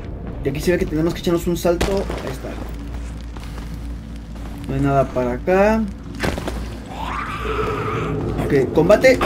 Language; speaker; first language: Spanish; native; Spanish